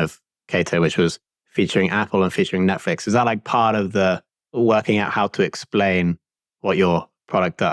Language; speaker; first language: English; native; English